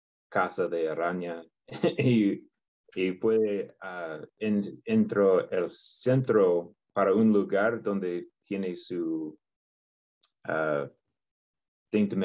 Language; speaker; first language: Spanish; non-native, learner; English